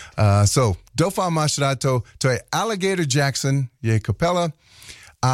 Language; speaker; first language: Czech; non-native, learner; English